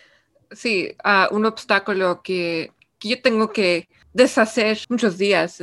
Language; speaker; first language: Spanish; early bilingual, heritage; Spanish